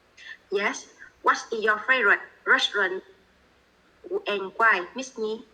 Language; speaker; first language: English; non-native, learner; Vietnamese